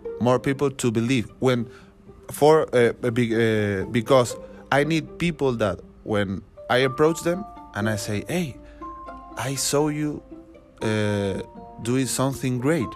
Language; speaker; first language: English; non-native, learner; Spanish